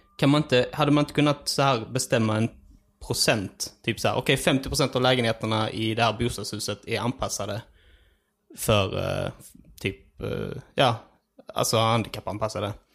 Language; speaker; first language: Swedish; early bilingual, other home language; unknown